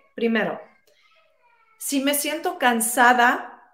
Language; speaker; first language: Spanish; early bilingual, heritage; Spanish